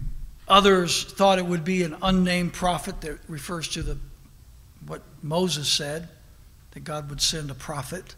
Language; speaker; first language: English; native; English